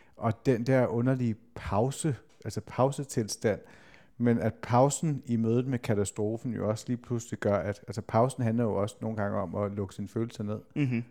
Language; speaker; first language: Danish; native; Danish